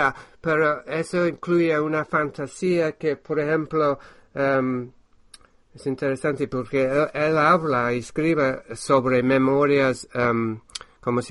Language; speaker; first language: Spanish; non-native, fluent; English